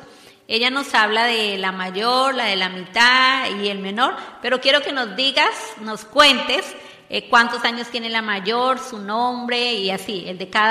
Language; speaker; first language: Spanish; native; Spanish